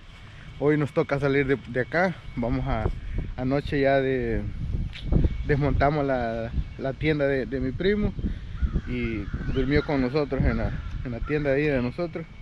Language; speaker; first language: Spanish; native; Spanish